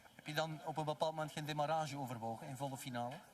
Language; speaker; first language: Dutch; native; Dutch